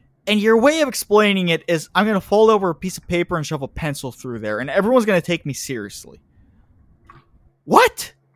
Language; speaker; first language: English; native; English